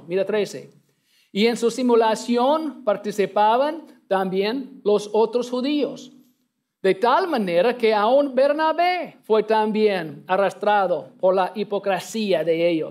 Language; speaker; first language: Spanish; non-native, learner; English